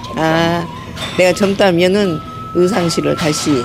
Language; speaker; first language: Korean; native; Korean